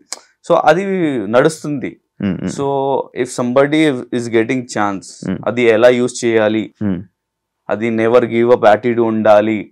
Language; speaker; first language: Telugu; non-native, learner; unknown